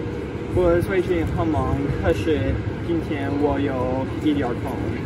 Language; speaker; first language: Chinese; non-native, learner; English